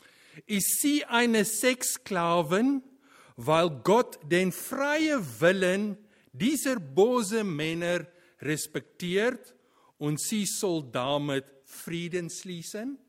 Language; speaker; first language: German; non-native, fluent; Afrikaans